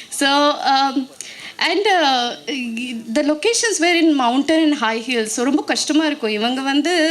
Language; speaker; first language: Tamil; non-native, learner; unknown